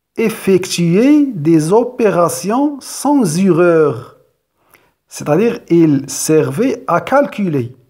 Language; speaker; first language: French; non-native, local second language; Arabic